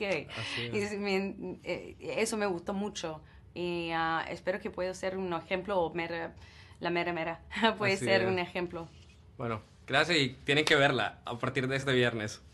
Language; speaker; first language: Spanish; non-native, learner; English